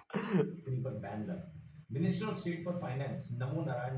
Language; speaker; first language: Hindi; native; Hindi